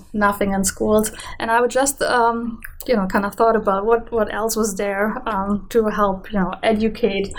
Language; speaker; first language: English; non-native, fluent; German